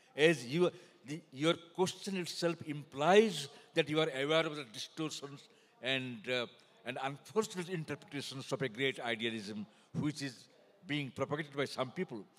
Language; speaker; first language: English; non-native, local second language; Odia